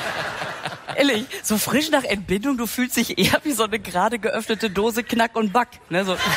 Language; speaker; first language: German; native; German